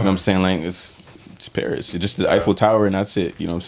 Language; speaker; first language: English; native; English